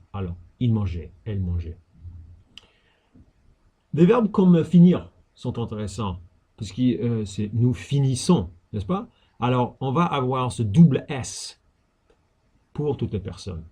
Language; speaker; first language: French; non-native, fluent; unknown